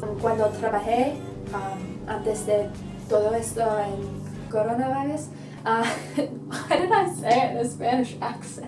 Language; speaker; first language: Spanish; early bilingual, heritage; English